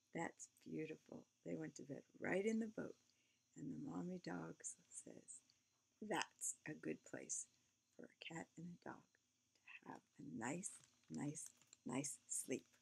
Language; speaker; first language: English; native; English